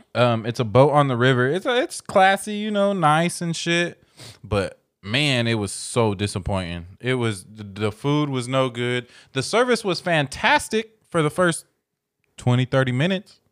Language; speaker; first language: English; native; English